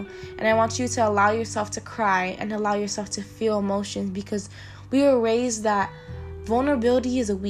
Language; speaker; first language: English; native; English